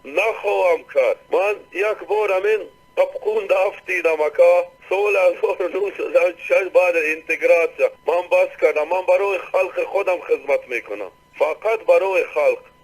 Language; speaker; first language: Tajik; non-native, local second language; Shughni